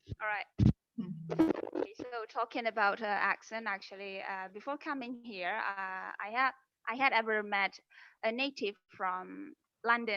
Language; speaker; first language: English; non-native, fluent; Indonesian